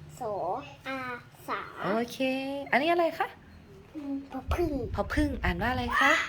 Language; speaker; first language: Thai; native; Thai